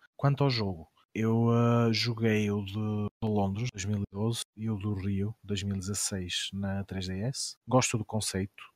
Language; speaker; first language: Portuguese; native; Portuguese